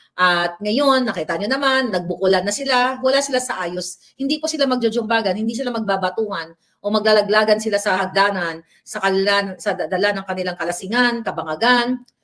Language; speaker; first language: Filipino; native; Filipino